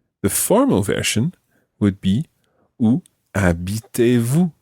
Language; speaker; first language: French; non-native, fluent; English